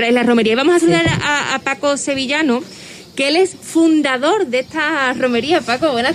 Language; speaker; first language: Spanish; native; Spanish